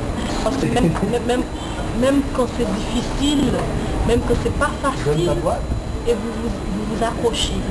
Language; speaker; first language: French; non-native, local second language; Haitian Creole